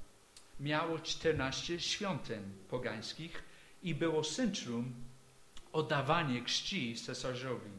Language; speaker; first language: Polish; non-native, fluent; English